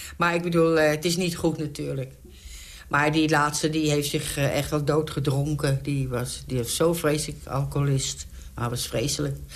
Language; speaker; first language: Dutch; native; Dutch